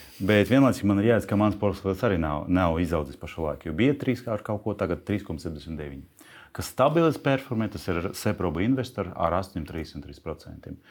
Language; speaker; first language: Latvian; non-native, local second language; Russian